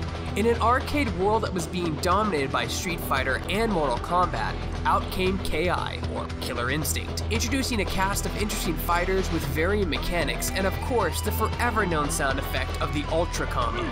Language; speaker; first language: English; native; English